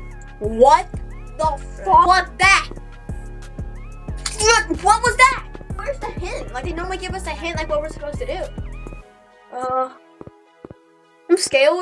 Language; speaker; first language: English; native; English